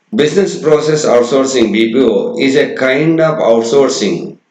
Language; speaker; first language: English; non-native, local second language; Kannada